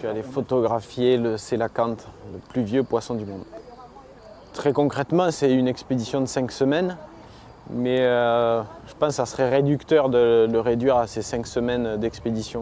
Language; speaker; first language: French; native; French